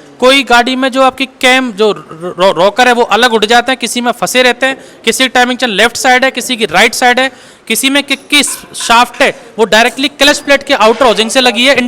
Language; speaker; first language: Hindi; native; Hindi